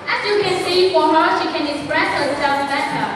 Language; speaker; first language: English; non-native, learner; Vietnamese